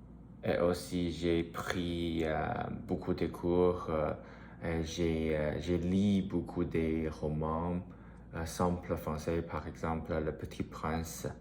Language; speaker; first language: French; non-native, learner; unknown